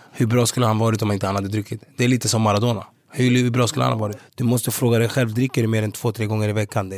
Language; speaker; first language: Swedish; early bilingual, other home language; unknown